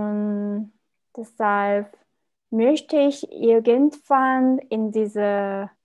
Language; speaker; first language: German; non-native, learner; Korean